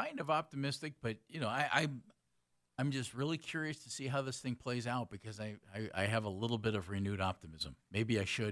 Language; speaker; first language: English; native; English